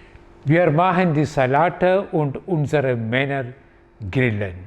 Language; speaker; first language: German; non-native, fluent; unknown